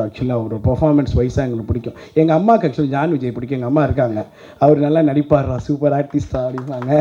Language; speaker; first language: Tamil; native; Tamil